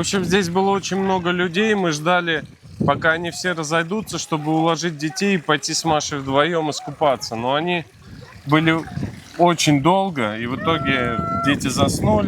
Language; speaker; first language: Russian; native; Russian